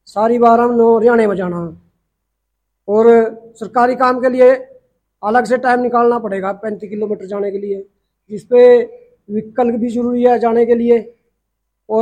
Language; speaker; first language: Hindi; native; Hindi